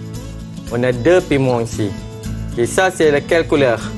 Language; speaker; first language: French; non-native, fluent; Malay